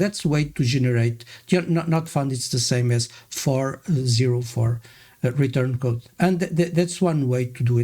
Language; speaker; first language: English; non-native, fluent; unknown